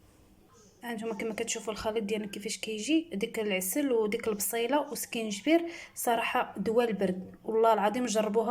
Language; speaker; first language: Arabic; native; Arabic